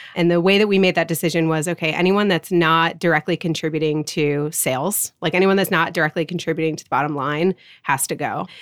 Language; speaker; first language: English; native; English